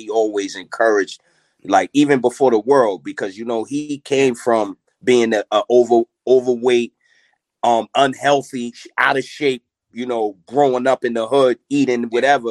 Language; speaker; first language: English; native; English